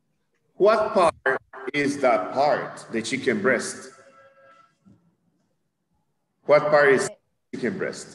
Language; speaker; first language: English; non-native, fluent; Spanish